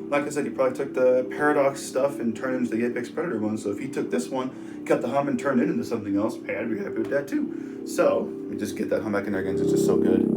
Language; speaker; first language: English; native; English